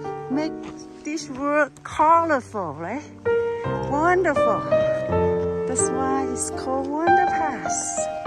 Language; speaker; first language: English; non-native, learner; Chinese